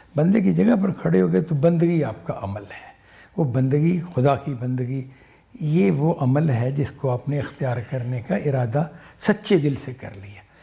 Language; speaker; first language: Urdu; non-native, local second language; Punjabi